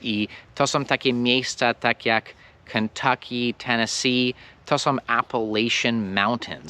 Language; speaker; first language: Polish; non-native, fluent; English